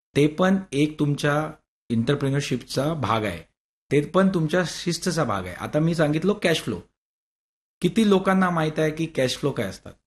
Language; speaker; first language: Marathi; non-native, local second language; Hindi